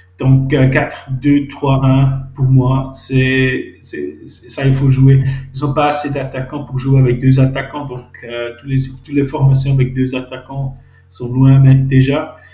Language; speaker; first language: French; non-native, local second language; Swiss German